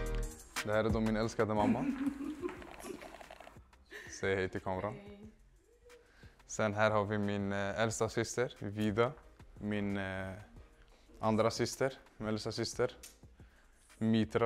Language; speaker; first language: Swedish; native; Swedish